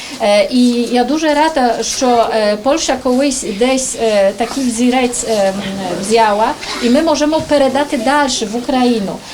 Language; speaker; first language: Ukrainian; non-native, fluent; Polish